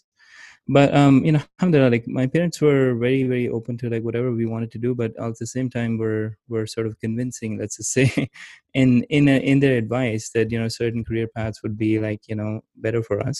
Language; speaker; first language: English; non-native, local second language; Urdu